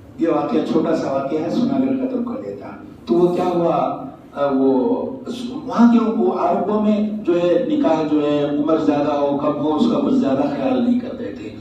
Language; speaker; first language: Urdu; native; Urdu